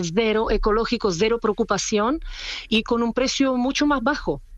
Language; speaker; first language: Spanish; non-native, fluent; Czech